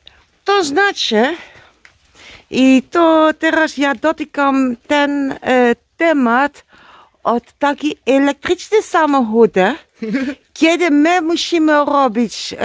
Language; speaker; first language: Polish; non-native, learner; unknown